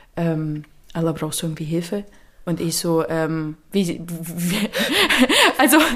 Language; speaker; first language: German; early bilingual, other home language; Ukrainian